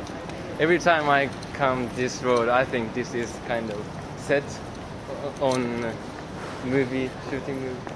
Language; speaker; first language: English; non-native, learner; Japanese